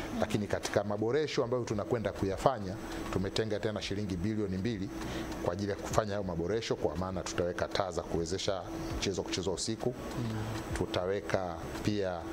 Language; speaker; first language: Swahili; native; Swahili